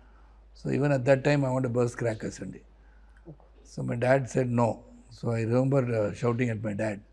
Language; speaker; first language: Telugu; non-native, fluent; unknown